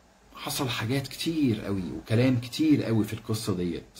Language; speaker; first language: Arabic; native; Arabic